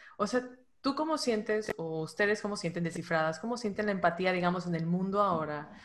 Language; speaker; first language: Spanish; native; Spanish